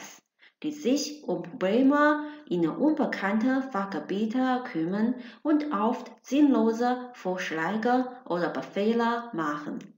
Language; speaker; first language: German; non-native, fluent; Chinese